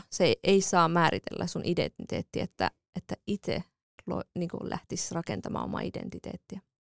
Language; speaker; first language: Finnish; early bilingual, other home language; Kurdish